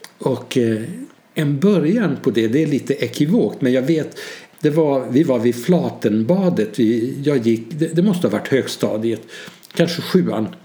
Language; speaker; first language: Swedish; early bilingual, other home language; Hungarian